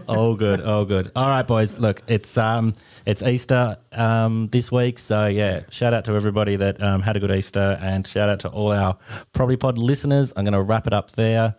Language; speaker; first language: English; native; English